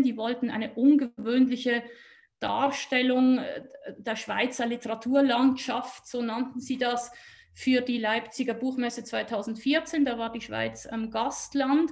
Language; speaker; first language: German; native; German